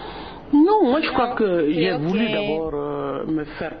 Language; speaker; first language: Spanish; non-native, learner; French